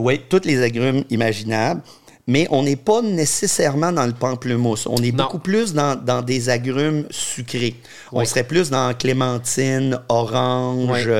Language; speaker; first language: French; native; French